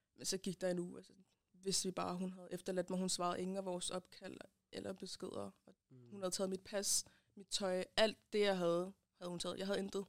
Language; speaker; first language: Danish; early bilingual, other home language; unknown